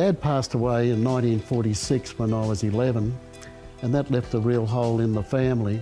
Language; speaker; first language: English; native; English